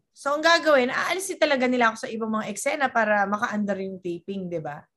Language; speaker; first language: Filipino; native; Filipino